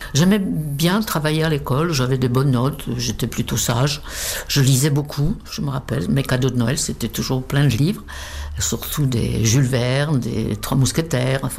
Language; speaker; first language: French; non-native, fluent; Czech